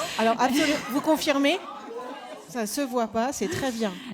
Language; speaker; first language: French; native; French